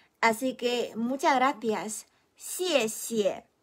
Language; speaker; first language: Spanish; non-native, fluent; Chinese